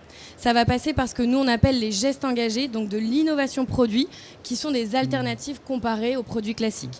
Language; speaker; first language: French; native; French